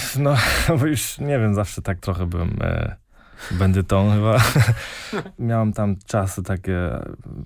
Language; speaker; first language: Polish; early bilingual, heritage; Polish